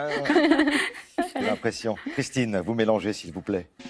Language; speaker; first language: French; native; French